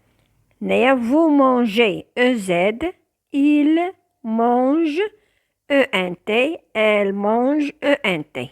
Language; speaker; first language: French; non-native, local second language; Arabic